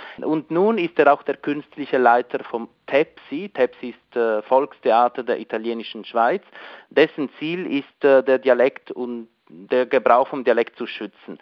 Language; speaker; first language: German; non-native, local second language; Italian